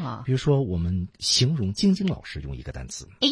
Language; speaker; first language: Chinese; native; Chinese